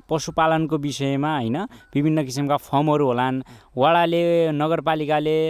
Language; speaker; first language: Nepali; native; Nepali